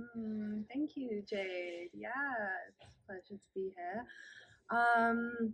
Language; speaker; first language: English; native; English